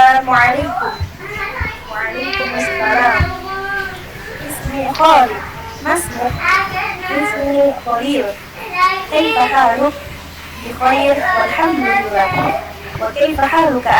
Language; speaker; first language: Arabic; non-native, learner; Indonesian